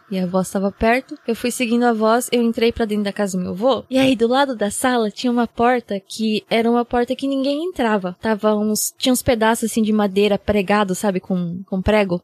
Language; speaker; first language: Portuguese; early bilingual, heritage; Portuguese